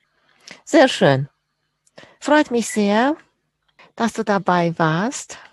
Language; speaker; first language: German; non-native, fluent; Romanian